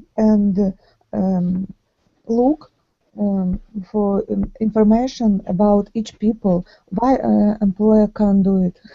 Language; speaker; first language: English; non-native, learner; Ukrainian